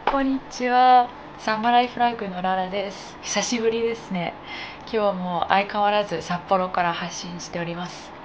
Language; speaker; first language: Japanese; non-native, fluent; English